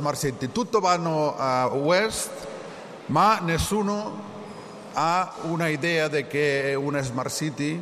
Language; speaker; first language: Italian; non-native, learner; Catalan